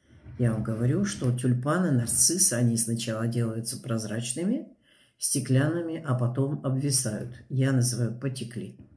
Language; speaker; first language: Russian; native; Russian